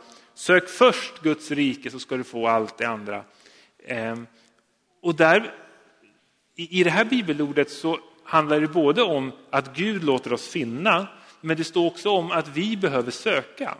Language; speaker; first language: Swedish; native; Swedish